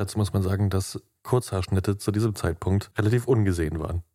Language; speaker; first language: German; native; German